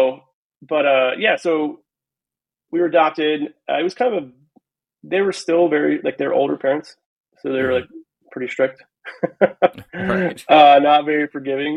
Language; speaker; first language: English; native; English